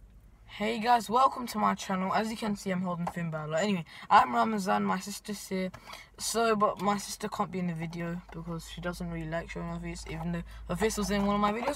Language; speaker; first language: English; native; English